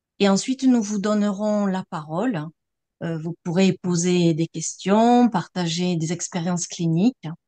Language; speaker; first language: French; native; French